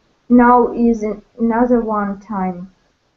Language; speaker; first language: English; non-native, learner; Russian